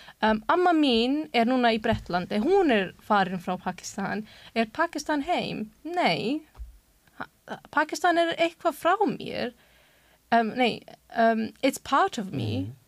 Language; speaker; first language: Icelandic; non-native, learner; Urdu